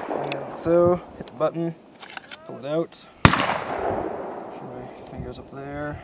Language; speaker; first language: English; native; English